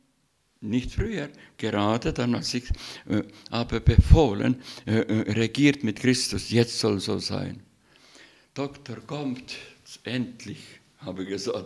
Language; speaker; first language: German; non-native, learner; Russian